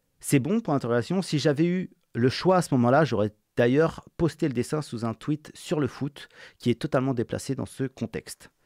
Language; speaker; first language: French; native; French